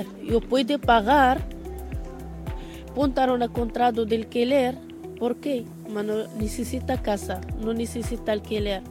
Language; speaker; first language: Spanish; non-native, learner; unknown